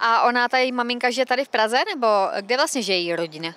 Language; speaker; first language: Czech; native; Czech